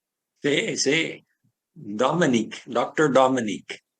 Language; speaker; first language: Spanish; non-native, learner; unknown